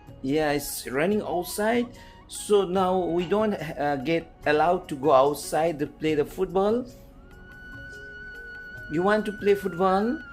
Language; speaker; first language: English; non-native, fluent; Nepali